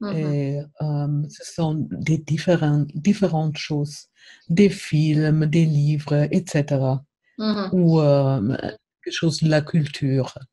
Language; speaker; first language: French; non-native, fluent; German